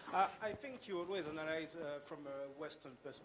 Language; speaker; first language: English; non-native, fluent; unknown